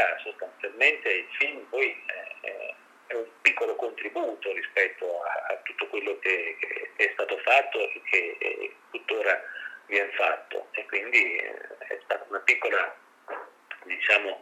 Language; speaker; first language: Italian; native; Italian